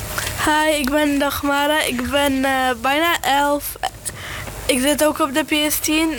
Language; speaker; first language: Dutch; early bilingual, other home language; Polish